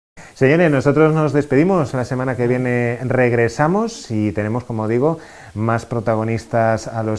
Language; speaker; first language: Spanish; native; Spanish